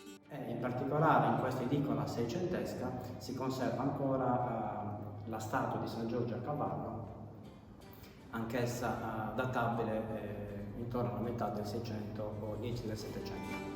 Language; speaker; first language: Italian; native; Italian